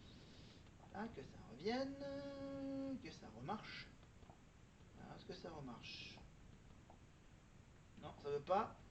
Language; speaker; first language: French; native; French